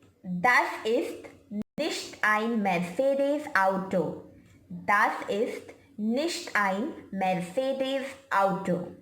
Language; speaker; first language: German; non-native, fluent; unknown